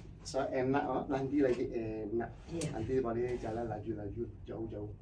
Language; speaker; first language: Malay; non-native, local second language; Cantonese